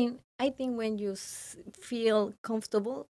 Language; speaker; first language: English; non-native, learner; Spanish